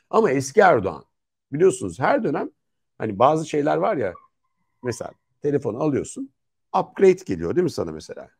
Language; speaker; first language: Turkish; native; Turkish